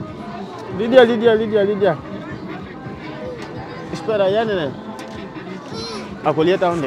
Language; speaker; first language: Portuguese; non-native, learner; Vietnamese